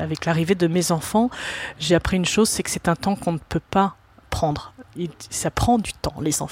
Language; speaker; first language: French; native; French